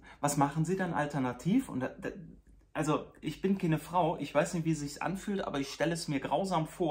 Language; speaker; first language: German; native; German